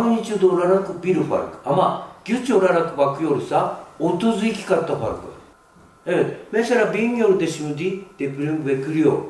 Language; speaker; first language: Turkish; non-native, fluent; Japanese